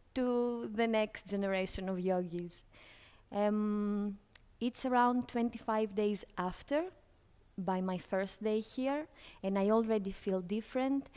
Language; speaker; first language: English; non-native, fluent; Greek